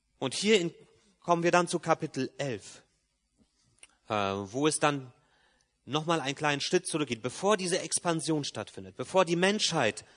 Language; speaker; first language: German; early bilingual, other home language; Polish